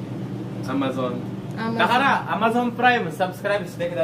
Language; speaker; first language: Japanese; non-native, fluent; Filipino